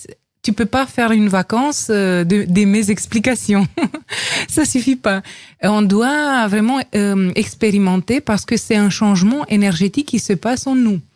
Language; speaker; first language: French; non-native, fluent; Romanian